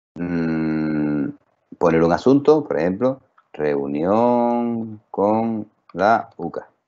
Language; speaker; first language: Spanish; native; Spanish